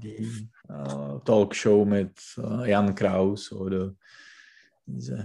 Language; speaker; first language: German; non-native, learner; Czech